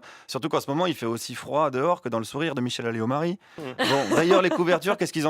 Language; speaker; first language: French; native; French